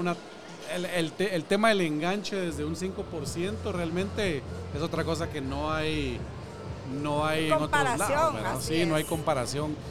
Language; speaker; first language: Spanish; native; Spanish